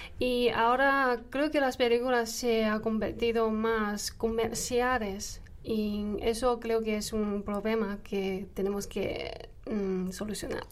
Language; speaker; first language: Spanish; non-native, learner; Chinese